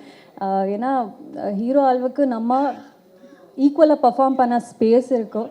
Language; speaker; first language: Tamil; non-native, learner; Kannada